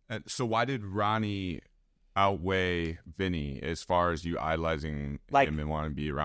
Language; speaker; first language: English; native; English